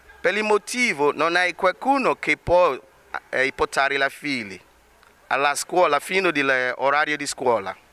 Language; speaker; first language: Italian; non-native, learner; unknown